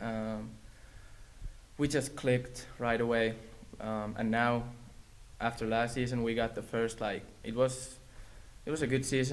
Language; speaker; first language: English; non-native, fluent; Finnish